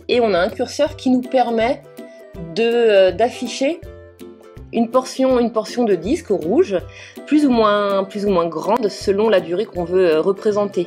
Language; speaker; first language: French; native; French